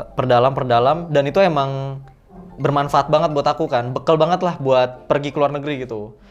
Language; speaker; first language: Indonesian; native; Indonesian